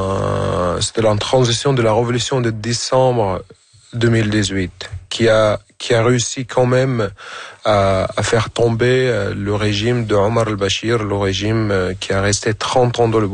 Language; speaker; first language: French; non-native, fluent; Arabic